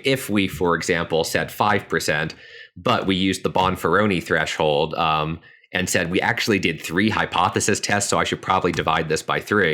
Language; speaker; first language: English; native; English